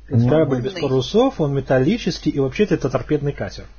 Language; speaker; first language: Russian; native; Russian